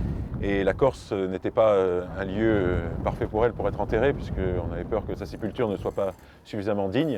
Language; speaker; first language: French; native; French